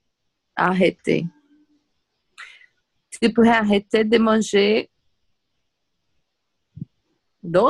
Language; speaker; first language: French; non-native, learner; Portuguese